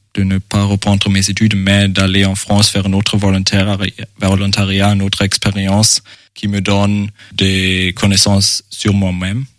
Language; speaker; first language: French; non-native, fluent; German